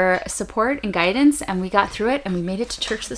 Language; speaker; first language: English; native; English